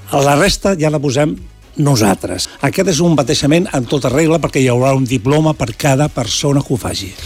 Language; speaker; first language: Catalan; native; Catalan